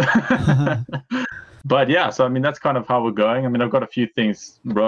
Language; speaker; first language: English; native; English